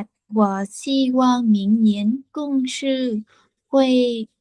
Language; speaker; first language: Chinese; non-native, learner; Vietnamese